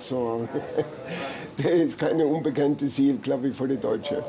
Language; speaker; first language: German; non-native, fluent; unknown